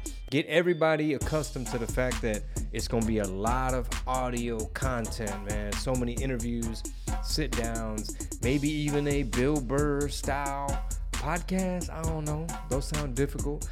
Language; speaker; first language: English; early bilingual, other home language; Spanish